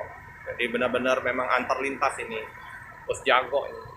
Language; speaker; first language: Indonesian; native; Indonesian